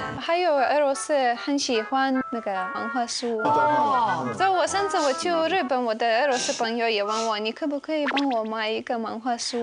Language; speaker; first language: Chinese; non-native, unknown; Russian